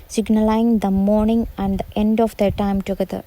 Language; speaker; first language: English; non-native, local second language; Malayalam